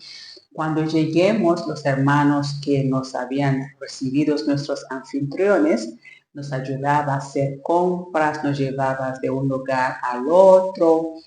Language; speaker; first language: Spanish; non-native, learner; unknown